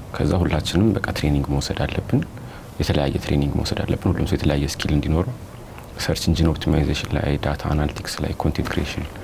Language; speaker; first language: Amharic; native; Amharic